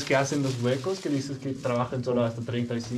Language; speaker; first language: Spanish; non-native, learner; Danish